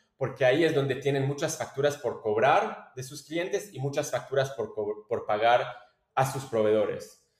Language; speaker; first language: Spanish; non-native, fluent; French